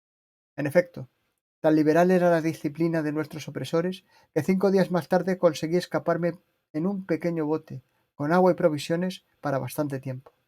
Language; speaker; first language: Spanish; native; Spanish